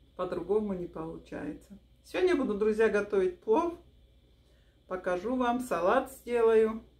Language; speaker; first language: Russian; non-native, local second language; Avaric